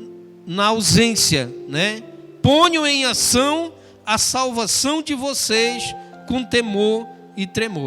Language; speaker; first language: Portuguese; native; Portuguese